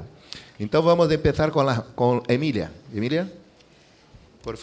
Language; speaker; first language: Spanish; non-native, fluent; Portuguese